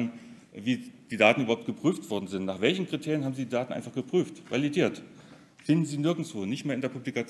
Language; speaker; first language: German; native; German